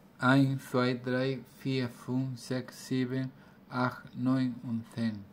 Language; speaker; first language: German; non-native, learner; Spanish